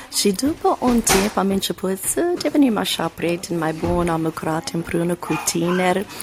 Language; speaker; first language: Romanian; non-native, fluent; English